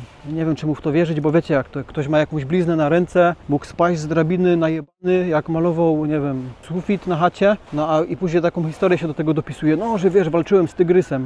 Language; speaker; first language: Polish; native; Polish